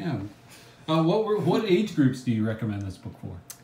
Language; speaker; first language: English; native; English